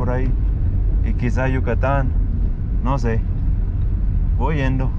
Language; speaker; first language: Spanish; non-native, fluent; English